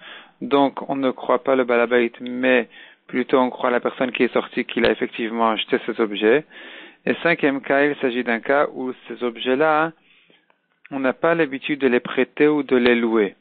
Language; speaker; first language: French; native; French